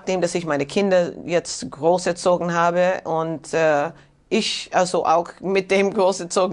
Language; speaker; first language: German; non-native, learner; English